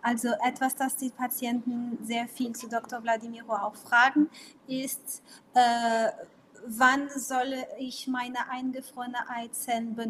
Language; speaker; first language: German; non-native, local second language; Portuguese